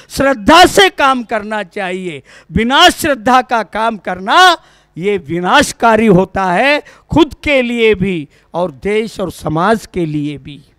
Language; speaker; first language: Hindi; non-native, local second language; Kannada